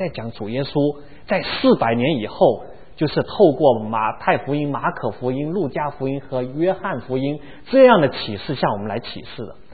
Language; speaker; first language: Chinese; non-native, local second language; Cantonese